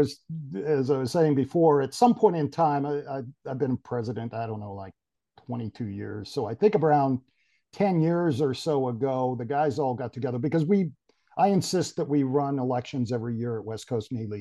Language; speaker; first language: English; native; English